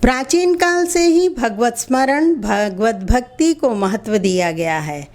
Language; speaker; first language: Hindi; non-native, local second language; Telugu